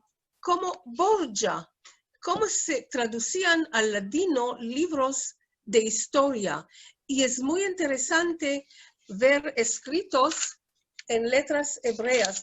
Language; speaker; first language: Spanish; early bilingual, heritage; Spanish